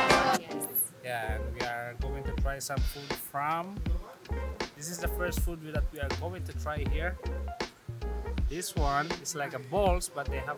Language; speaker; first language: English; non-native, local second language; Filipino